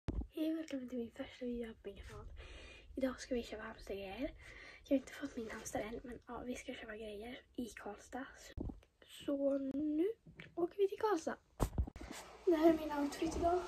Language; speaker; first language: Swedish; native; Swedish